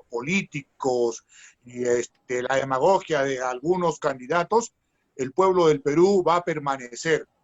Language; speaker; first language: Spanish; native; Spanish